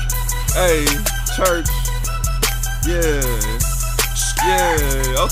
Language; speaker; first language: English; native; English